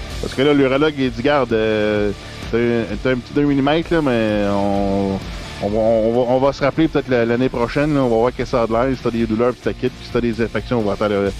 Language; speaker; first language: French; native; French